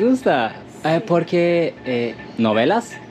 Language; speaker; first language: Spanish; non-native, learner; Turkish